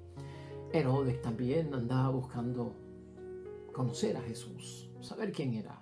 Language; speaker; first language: Spanish; native; Spanish